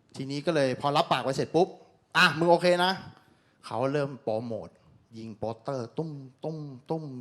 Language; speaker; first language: Thai; native; Thai